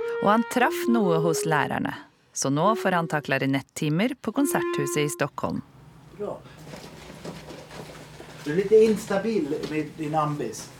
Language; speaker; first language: Norwegian; native; Norwegian